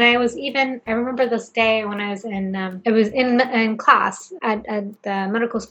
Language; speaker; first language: English; non-native, fluent; Swedish